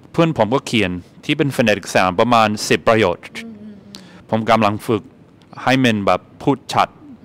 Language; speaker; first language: Thai; non-native, fluent; English